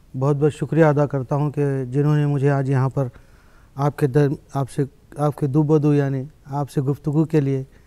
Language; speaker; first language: Hindi; native; Hindi